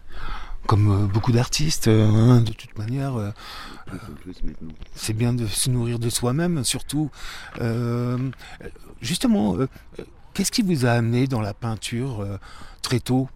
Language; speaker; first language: French; native; French